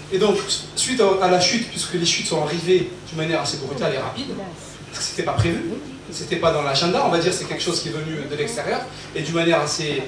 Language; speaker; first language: French; early bilingual, other home language; Arabic